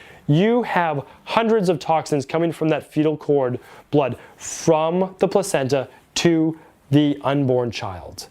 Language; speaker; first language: English; native; English